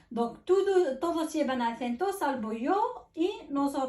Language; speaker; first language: Spanish; non-native, fluent; Arabic